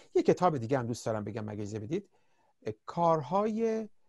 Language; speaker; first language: Persian; native; Persian